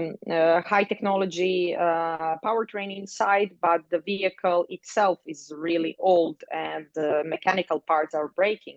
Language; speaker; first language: English; non-native, fluent; Croatian